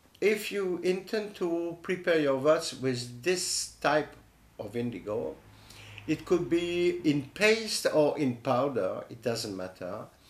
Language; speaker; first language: English; non-native, fluent; French